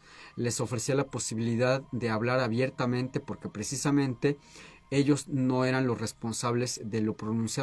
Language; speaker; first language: Spanish; native; Spanish